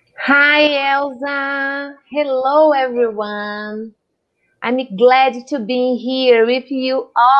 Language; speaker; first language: English; non-native, fluent; Portuguese